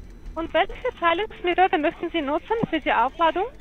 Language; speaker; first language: German; non-native, learner; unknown